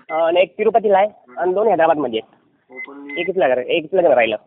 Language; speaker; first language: Marathi; native; Marathi